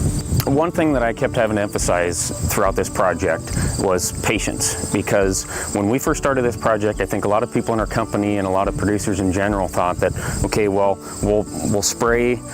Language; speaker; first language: English; native; English